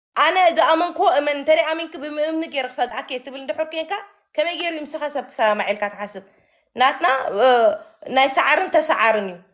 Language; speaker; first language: Tigrinya; native; Tigrinya